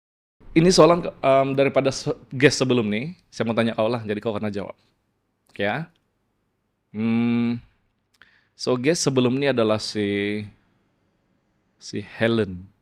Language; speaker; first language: Malay; native; Malay